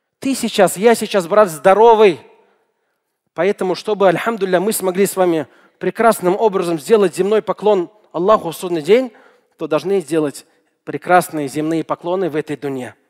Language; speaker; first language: Russian; native; Russian